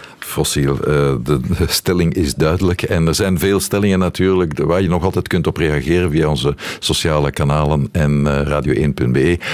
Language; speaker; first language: Dutch; native; Dutch